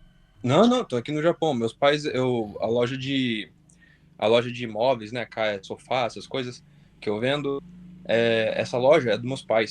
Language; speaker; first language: Portuguese; non-native, fluent; Japanese